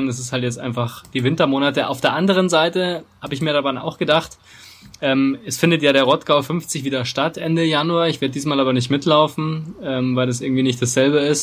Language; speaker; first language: German; native; German